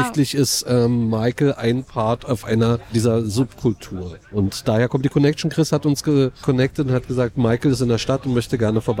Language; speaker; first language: German; native; German